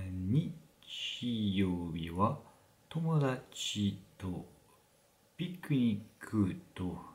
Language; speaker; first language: Japanese; non-native, learner; French